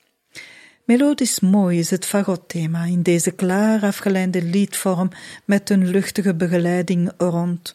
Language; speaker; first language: Dutch; native; Dutch